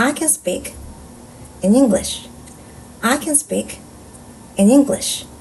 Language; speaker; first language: English; non-native, fluent; Korean